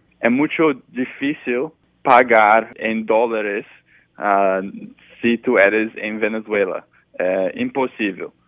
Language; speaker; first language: Spanish; non-native, learner; Portuguese